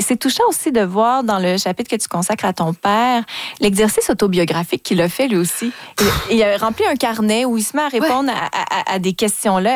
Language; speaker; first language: French; native; French